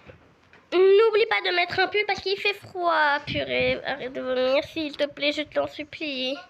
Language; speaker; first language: French; native; French